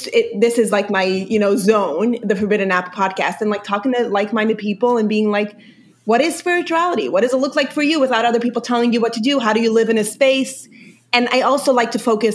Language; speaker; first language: English; early bilingual, other home language; Yiddish